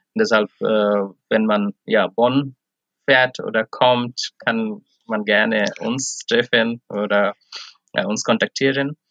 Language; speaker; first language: German; non-native, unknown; Bangla